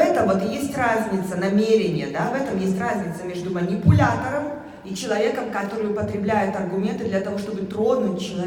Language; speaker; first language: Russian; native; Russian